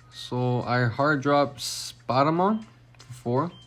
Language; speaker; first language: English; native; English